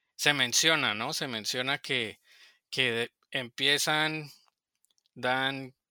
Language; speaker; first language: Spanish; native; Spanish